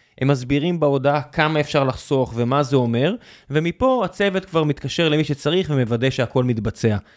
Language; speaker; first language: Hebrew; native; Hebrew